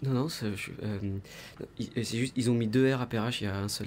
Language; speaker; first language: French; native; French